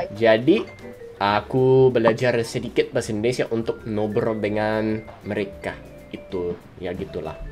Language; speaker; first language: Indonesian; non-native, learner; English